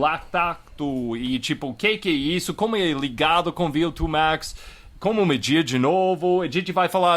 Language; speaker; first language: Portuguese; non-native, fluent; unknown